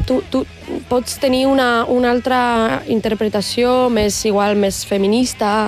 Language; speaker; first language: Catalan; early bilingual, other home language; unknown